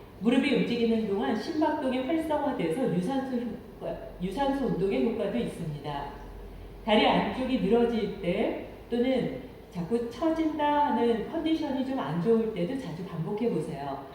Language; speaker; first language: Korean; native; Korean